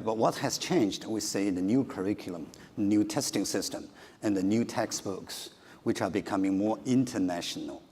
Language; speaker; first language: English; non-native, fluent; Chinese